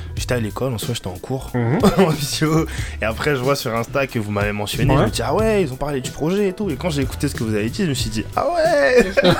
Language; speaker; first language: French; native; French